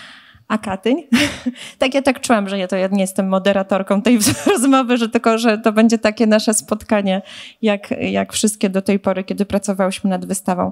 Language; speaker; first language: Polish; native; Polish